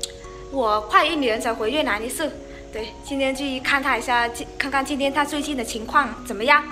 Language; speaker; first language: Chinese; non-native, fluent; Vietnamese